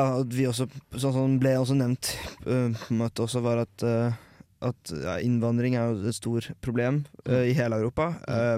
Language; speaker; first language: Norwegian; native; Norwegian